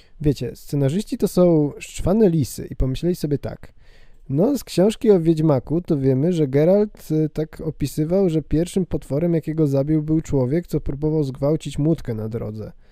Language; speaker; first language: Polish; native; Polish